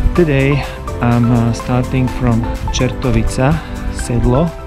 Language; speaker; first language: English; non-native, fluent; Slovak